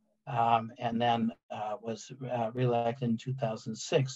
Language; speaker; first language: English; native; English